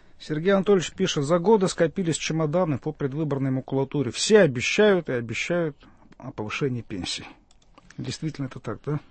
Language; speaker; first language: Russian; native; Russian